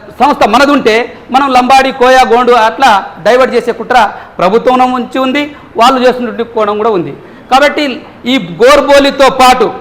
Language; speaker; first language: Telugu; non-native, local second language; Lambadi